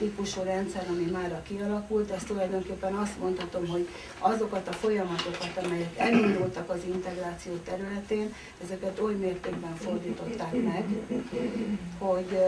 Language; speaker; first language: Hungarian; native; Hungarian